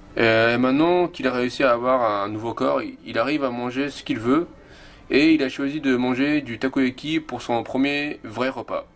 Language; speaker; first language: French; non-native, fluent; Japanese